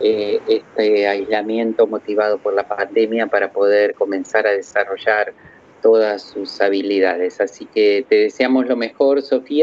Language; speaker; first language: Spanish; native; Spanish